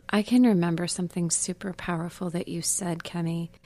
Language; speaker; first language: English; native; English